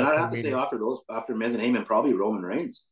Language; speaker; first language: English; native; English